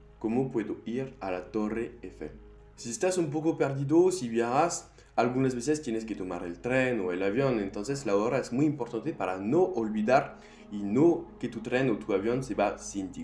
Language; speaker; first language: Spanish; non-native, fluent; French